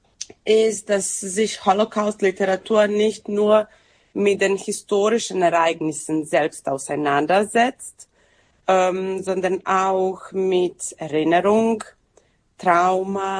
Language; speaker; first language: German; non-native, fluent; Serbian